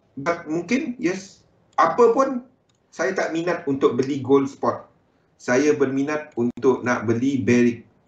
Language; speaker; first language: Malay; native; Malay